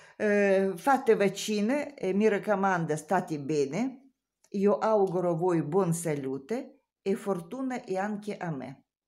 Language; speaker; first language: Italian; non-native, learner; Russian